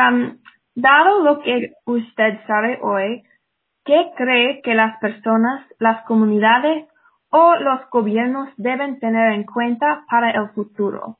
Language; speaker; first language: Spanish; non-native, fluent; English